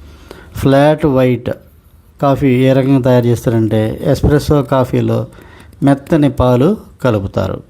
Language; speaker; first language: Telugu; native; Telugu